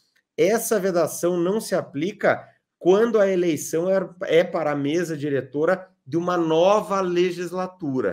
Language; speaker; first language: Portuguese; native; Portuguese